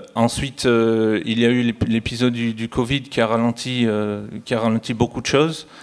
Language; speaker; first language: French; native; French